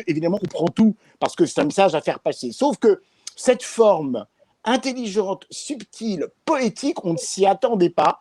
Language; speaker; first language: French; native; French